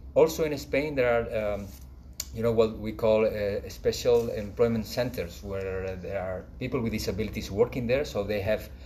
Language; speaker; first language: English; non-native, fluent; Spanish